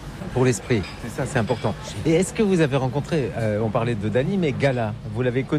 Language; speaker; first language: French; native; French